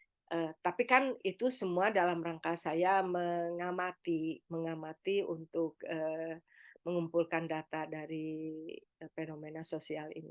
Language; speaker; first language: Indonesian; native; Indonesian